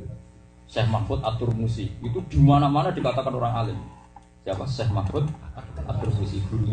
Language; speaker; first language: Indonesian; native; Indonesian